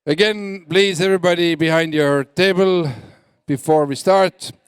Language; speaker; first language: English; non-native, fluent; Estonian